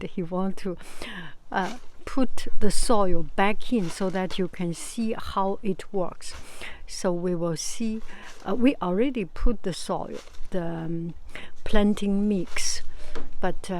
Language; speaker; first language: English; non-native, fluent; Chinese